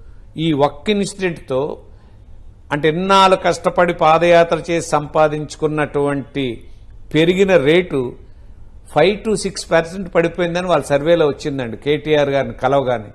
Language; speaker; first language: Telugu; native; Telugu